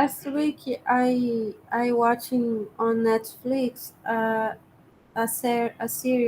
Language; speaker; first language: English; non-native, learner; Portuguese